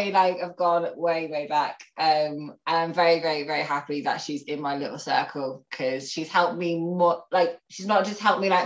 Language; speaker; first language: English; native; English